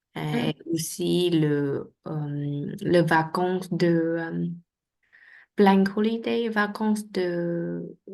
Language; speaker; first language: French; non-native, learner; Vietnamese